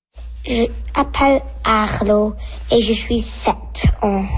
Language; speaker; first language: French; non-native, local second language; English